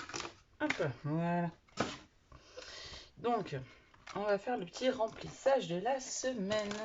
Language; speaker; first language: French; native; French